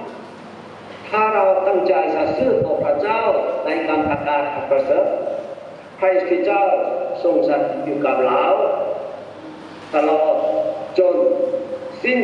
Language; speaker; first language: Thai; non-native, fluent; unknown